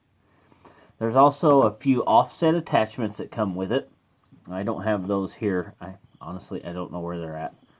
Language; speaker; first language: English; native; English